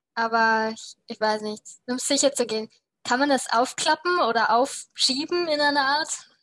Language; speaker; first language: German; native; German